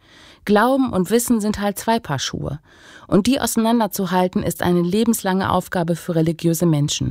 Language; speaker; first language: German; native; German